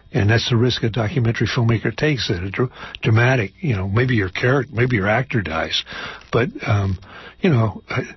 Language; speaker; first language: English; native; English